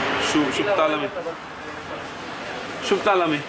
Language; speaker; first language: Hebrew; native; Hebrew